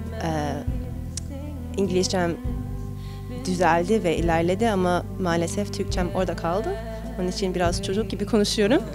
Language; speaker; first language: Turkish; early bilingual, heritage; Turkish